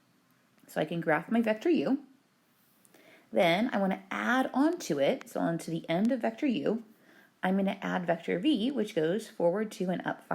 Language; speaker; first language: English; native; English